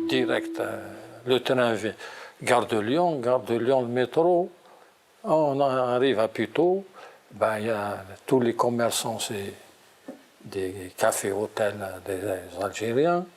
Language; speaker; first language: French; non-native, local second language; Kabyle